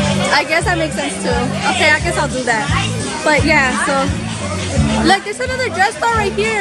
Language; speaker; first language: English; early bilingual, other home language; Spanish